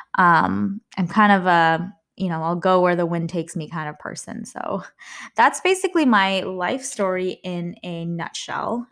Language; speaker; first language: English; early bilingual, other home language; Malayalam